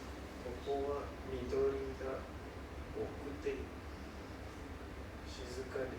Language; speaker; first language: Japanese; non-native, learner; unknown